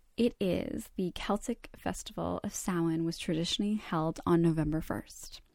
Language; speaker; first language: English; early bilingual, other home language; Croatian